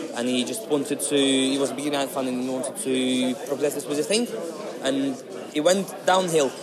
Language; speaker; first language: English; non-native, fluent; Ukrainian